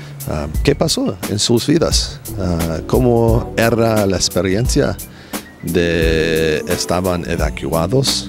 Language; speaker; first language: Spanish; non-native, learner; English